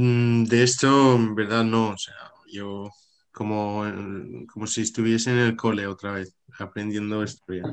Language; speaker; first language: Spanish; non-native, fluent; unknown